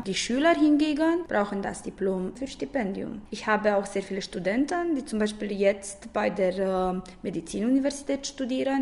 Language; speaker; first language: German; non-native, fluent; Romanian